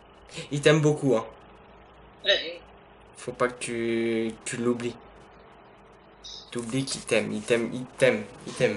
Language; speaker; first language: French; native; French